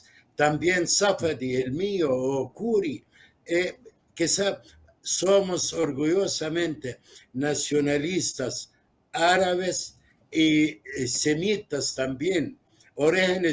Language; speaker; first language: Spanish; non-native, fluent; Arabic